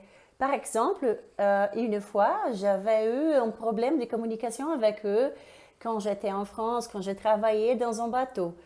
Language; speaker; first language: French; non-native, fluent; Portuguese